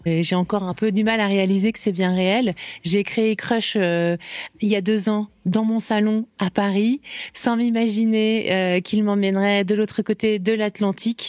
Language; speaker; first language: French; native; French